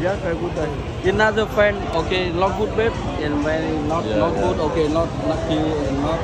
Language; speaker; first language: English; non-native, learner; Vietnamese